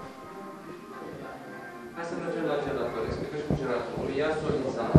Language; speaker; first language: Romanian; native; Romanian